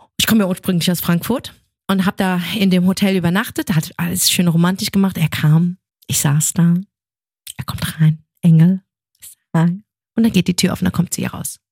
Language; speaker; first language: German; early bilingual, other home language; Arabic